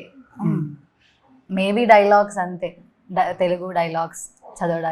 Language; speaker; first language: Telugu; non-native, learner; Malayalam